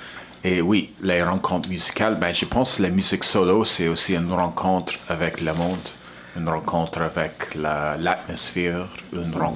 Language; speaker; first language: French; non-native, learner; English